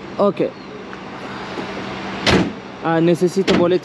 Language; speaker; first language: Spanish; non-native, learner; Turkish